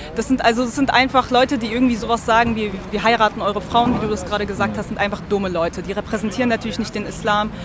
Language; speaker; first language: German; early bilingual, other home language; Arabic